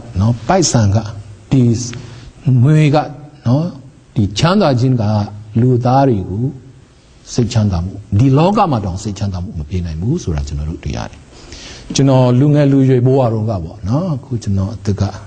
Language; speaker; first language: Burmese; non-native, local second language; Tedim Chin